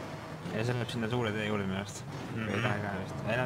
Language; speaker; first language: Estonian; native; Estonian